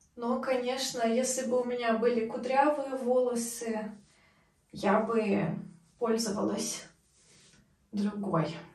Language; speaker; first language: Russian; native; Russian